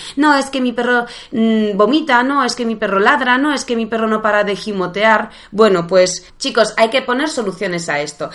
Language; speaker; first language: Spanish; non-native, fluent; Polish